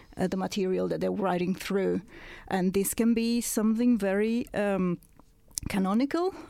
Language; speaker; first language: English; non-native, fluent; Italian